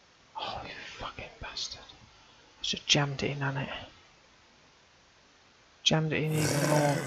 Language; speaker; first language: English; native; English